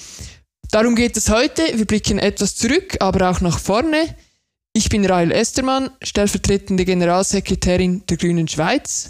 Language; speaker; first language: German; native; German